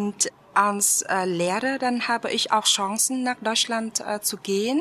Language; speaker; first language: German; non-native, fluent; Vietnamese